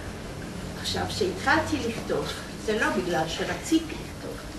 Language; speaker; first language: Hebrew; non-native, fluent; Polish